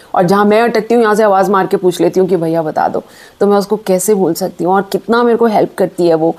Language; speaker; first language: Hindi; native; Hindi